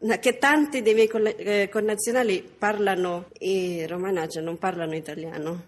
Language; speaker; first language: Italian; non-native, fluent; Filipino